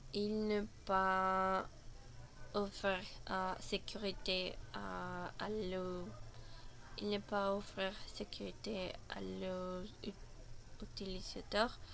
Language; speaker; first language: French; non-native, learner; Spanish